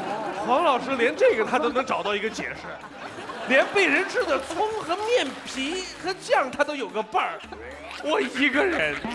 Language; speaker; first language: Chinese; native; Chinese